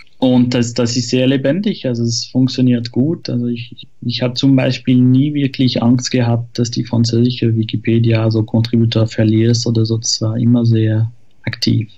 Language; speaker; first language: German; non-native, fluent; French